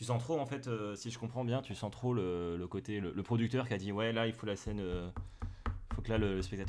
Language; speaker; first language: French; native; French